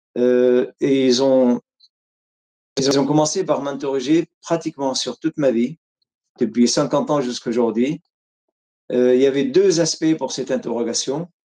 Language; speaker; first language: French; non-native, fluent; Arabic